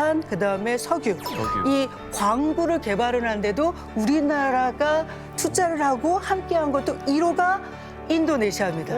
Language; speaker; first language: Korean; native; Korean